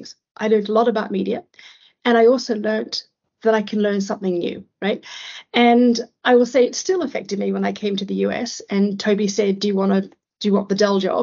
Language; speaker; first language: English; native; English